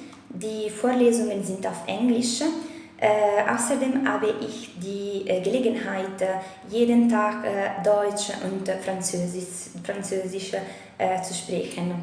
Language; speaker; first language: German; non-native, fluent; Italian